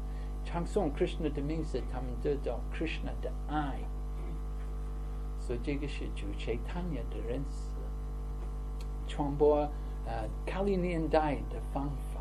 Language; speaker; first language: Chinese; non-native, fluent; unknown